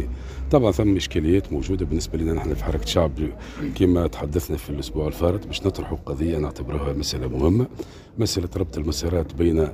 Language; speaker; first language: Arabic; native; Arabic